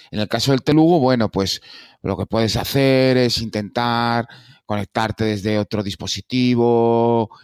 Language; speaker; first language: Spanish; native; Spanish